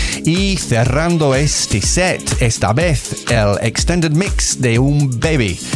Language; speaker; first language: Spanish; non-native, learner; English